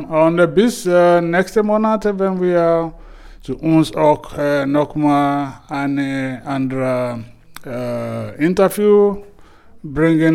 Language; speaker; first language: German; non-native, fluent; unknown